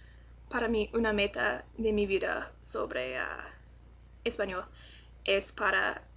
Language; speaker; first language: Spanish; non-native, learner; English